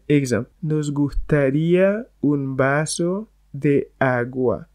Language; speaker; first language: Spanish; non-native, fluent; Haitian Creole